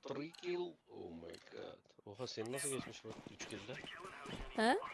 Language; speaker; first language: Turkish; native; Turkish